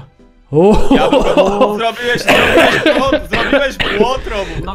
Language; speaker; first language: Polish; native; Polish